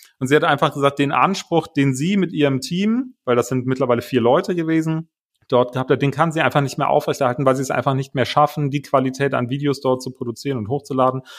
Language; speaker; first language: German; native; German